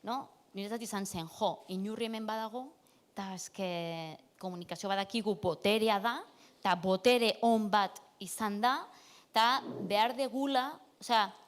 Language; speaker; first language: Basque; non-native, local second language; Catalan